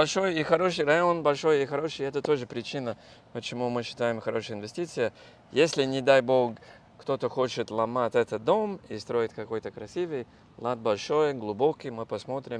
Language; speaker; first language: Russian; non-native, learner; English